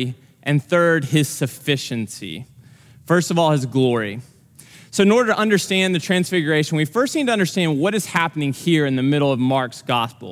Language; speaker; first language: English; native; English